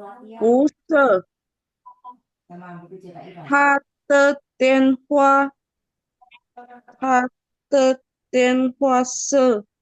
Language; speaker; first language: Chinese; non-native, learner; Indonesian